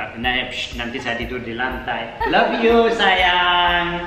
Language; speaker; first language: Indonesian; non-native, learner; German